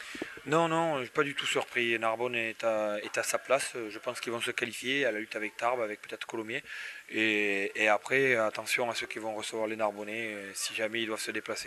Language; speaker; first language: French; native; French